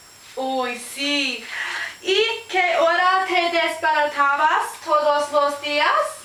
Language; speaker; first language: Spanish; non-native, learner; English